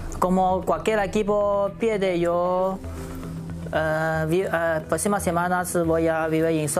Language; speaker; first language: Spanish; non-native, learner; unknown